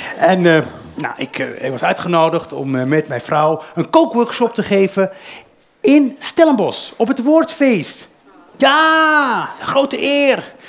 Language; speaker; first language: Dutch; early bilingual, other home language; Berber languages